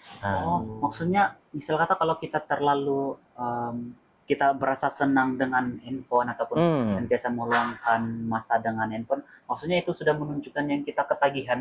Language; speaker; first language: Malay; native; Malay